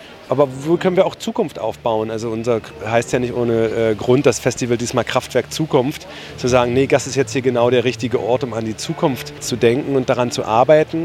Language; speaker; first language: German; native; German